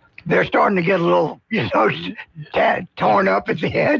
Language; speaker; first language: English; native; English